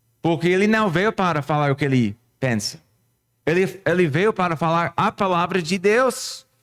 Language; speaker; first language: Portuguese; non-native, fluent; English